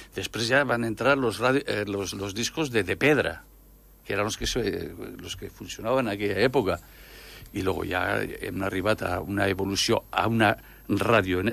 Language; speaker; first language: Spanish; non-native, local second language; Catalan